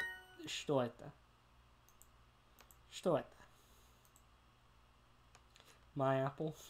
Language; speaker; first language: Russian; non-native, learner; English